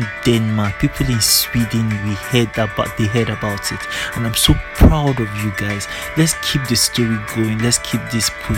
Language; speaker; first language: English; non-native, local second language; Igbo